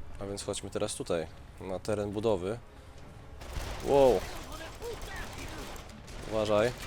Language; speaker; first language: Polish; native; Polish